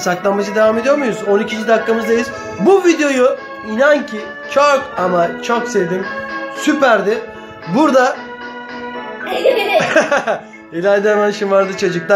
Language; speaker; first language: Turkish; native; Turkish